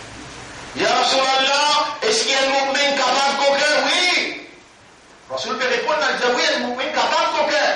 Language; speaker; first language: French; non-native, local second language; Morisyen